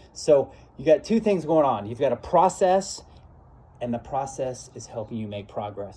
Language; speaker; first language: English; native; English